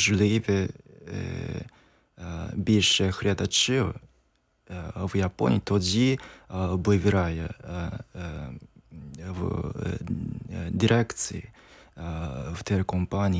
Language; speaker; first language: Ukrainian; non-native, learner; Japanese